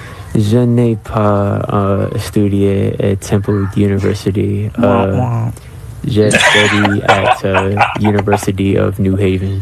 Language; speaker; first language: French; non-native, learner; English